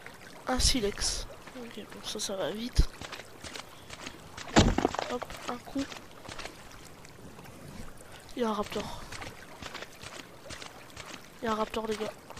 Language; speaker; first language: French; native; French